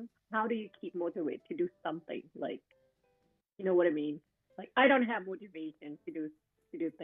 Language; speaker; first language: English; non-native, fluent; Thai